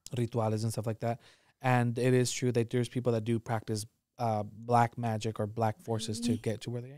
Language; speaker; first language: English; early bilingual, other home language; Spanish